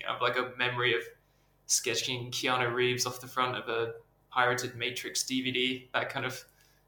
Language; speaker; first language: English; native; English